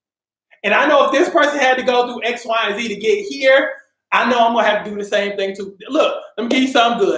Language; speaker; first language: English; native; English